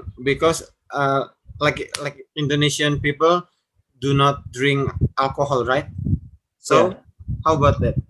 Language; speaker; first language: English; non-native, learner; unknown